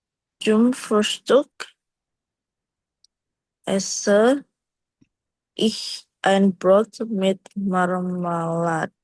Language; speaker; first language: German; non-native, learner; Indonesian